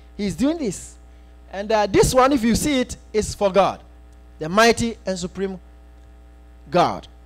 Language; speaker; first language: English; non-native, local second language; Akan